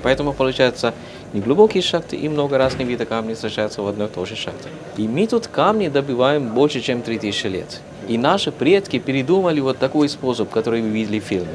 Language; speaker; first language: Russian; non-native, fluent; Sinhala